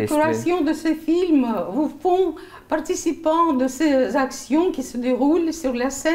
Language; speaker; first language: French; non-native, fluent; Russian